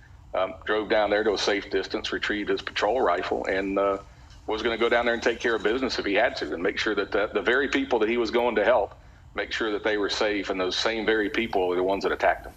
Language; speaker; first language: English; native; English